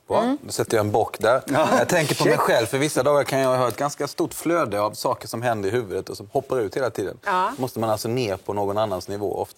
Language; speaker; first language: Swedish; native; Swedish